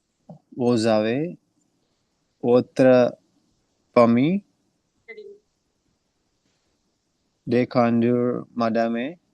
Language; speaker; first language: French; non-native, learner; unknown